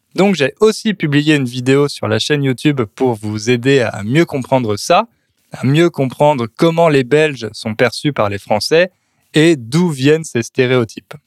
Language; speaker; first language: French; native; French